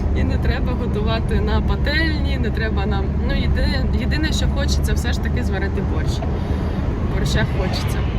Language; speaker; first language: Ukrainian; non-native, local second language; Russian